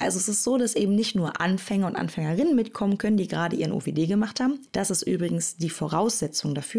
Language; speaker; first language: German; native; German